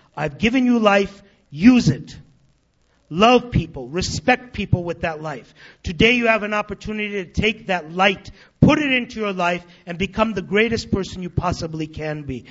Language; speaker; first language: English; native; English